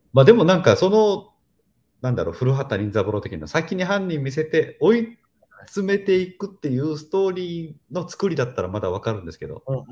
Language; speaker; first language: Japanese; native; Japanese